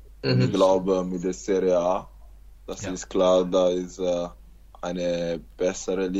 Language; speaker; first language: German; non-native, learner; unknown